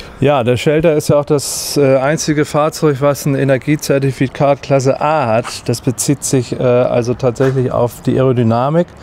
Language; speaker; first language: German; native; German